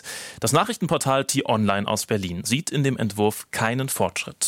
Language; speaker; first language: German; native; German